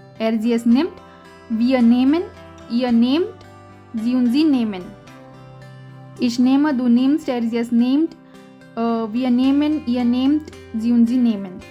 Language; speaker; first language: German; non-native, fluent; Hindi